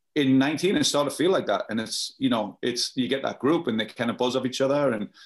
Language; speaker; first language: English; native; English